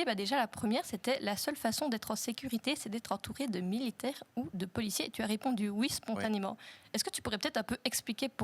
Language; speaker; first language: French; native; French